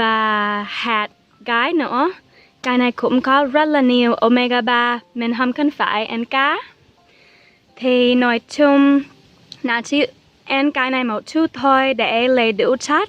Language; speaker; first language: Vietnamese; non-native, fluent; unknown